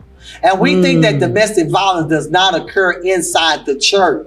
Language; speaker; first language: English; native; English